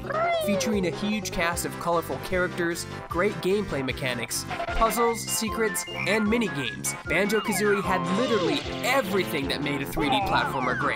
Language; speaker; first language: English; native; English